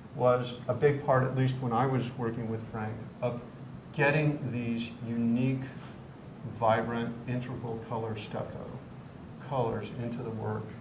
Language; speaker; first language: English; native; English